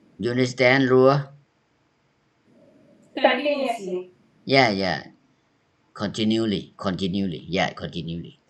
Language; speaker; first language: English; non-native, learner; Thai